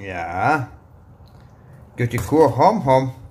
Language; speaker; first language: Thai; non-native, learner; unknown